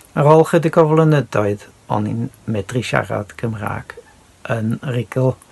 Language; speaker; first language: Welsh; non-native, fluent; Dutch